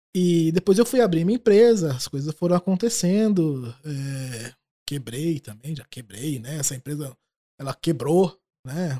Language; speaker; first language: Portuguese; native; Portuguese